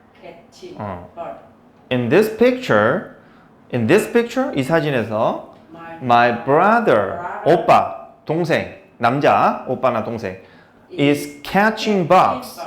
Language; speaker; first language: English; non-native, fluent; Korean